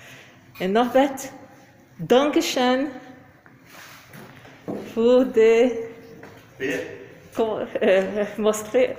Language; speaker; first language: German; non-native, learner; Portuguese